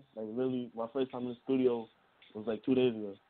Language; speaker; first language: English; native; English